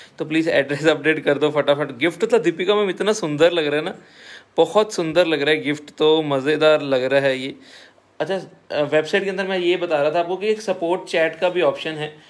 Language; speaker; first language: Hindi; non-native, local second language; Punjabi